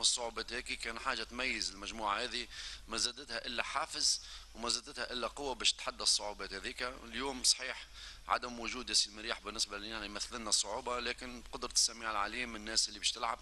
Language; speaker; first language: Arabic; native; Arabic